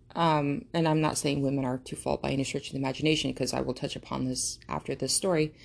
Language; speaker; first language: English; early bilingual, other home language; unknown